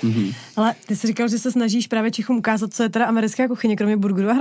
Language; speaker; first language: Czech; native; Czech